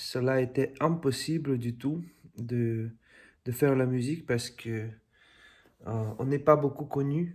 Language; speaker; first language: French; non-native, fluent; Russian